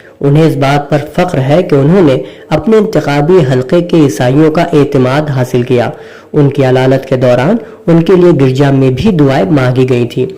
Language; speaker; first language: Urdu; native; Urdu